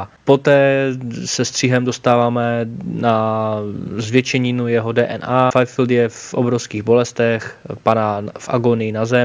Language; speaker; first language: Czech; native; Czech